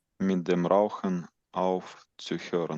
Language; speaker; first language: German; non-native, learner; Ukrainian